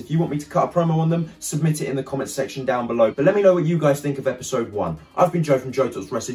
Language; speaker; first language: English; native; English